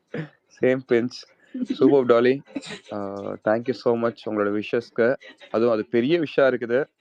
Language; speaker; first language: Tamil; native; Tamil